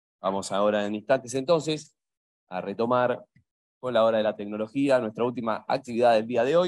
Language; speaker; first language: Spanish; native; Spanish